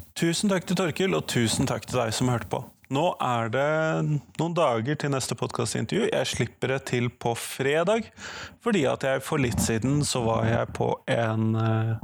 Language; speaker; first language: Norwegian; native; Norwegian